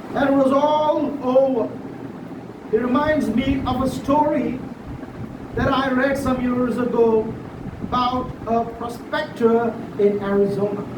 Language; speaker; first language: English; non-native, local second language; Marathi